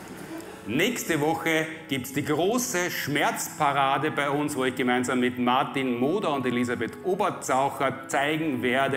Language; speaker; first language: German; native; German